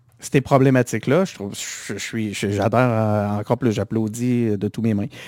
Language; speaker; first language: French; native; French